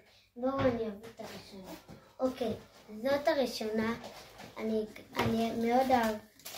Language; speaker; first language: Hebrew; native; Hebrew